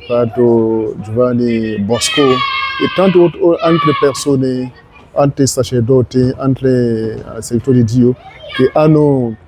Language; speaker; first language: Italian; non-native, learner; French